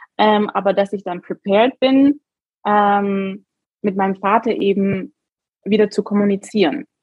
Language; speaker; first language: German; native; German